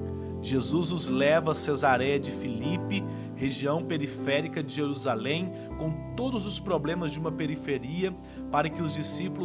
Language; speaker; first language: Portuguese; native; Portuguese